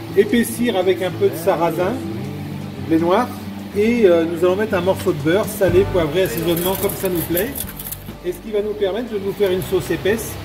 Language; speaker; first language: French; native; French